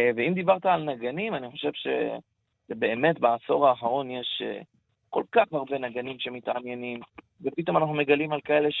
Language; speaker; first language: Hebrew; early bilingual, other home language; Arabic